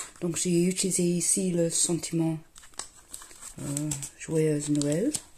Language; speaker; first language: French; non-native, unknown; English